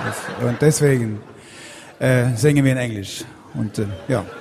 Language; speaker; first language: German; non-native, learner; Swedish